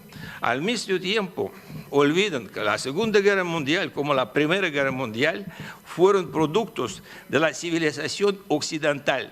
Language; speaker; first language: Spanish; non-native, fluent; Russian